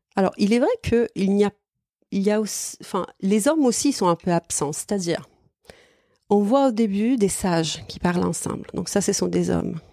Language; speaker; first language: French; non-native, fluent; Italian